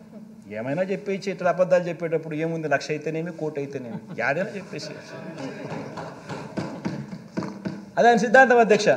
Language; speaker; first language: Telugu; native; Telugu